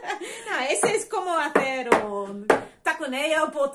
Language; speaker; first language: Spanish; non-native, learner; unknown